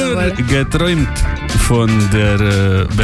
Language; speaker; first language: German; non-native, learner; Slovenian